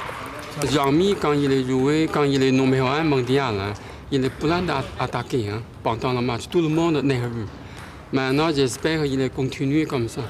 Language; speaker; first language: French; non-native, learner; Chinese